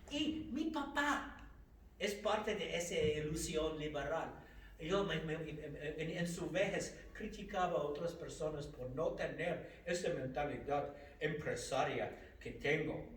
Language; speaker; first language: Spanish; non-native, fluent; English